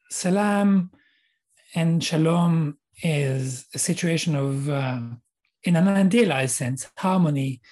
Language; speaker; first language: English; non-native, fluent; Hebrew